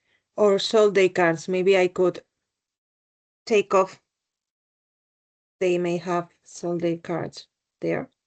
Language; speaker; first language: English; non-native, learner; Spanish